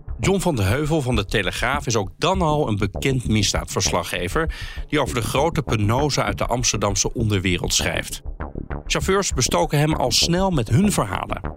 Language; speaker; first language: Dutch; native; Dutch